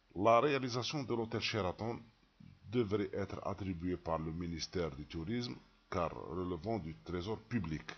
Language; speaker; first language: French; non-native, local second language; Arabic